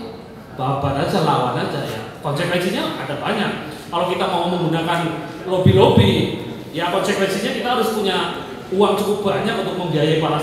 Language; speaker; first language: Indonesian; native; Indonesian